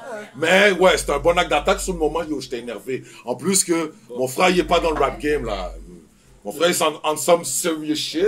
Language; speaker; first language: French; native; French